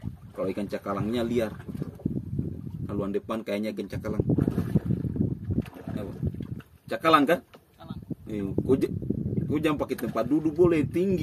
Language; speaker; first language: Indonesian; native; Indonesian